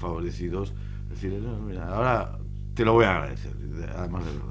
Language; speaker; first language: Spanish; native; Spanish